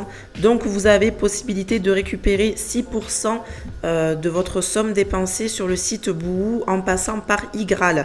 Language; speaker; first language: French; native; French